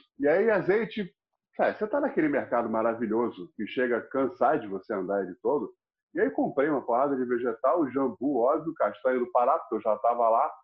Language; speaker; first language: Portuguese; non-native, fluent; English